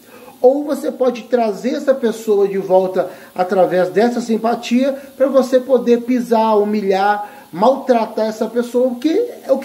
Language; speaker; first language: Portuguese; native; Portuguese